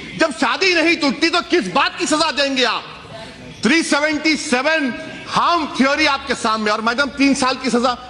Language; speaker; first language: Urdu; native; Urdu